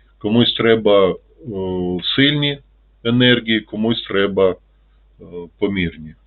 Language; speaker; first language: Ukrainian; non-native, local second language; Russian